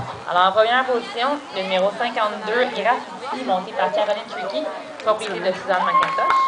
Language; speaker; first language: French; native; French